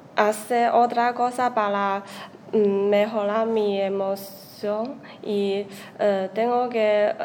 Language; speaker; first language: Spanish; non-native, learner; Chinese